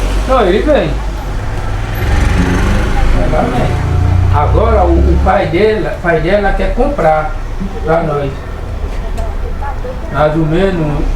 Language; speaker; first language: Portuguese; non-native, learner; Haitian Creole